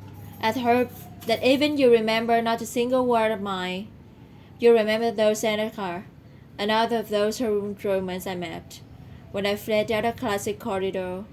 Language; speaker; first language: English; non-native, learner; Vietnamese